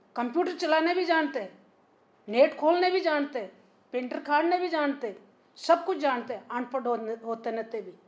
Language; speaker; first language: Hindi; native; Hindi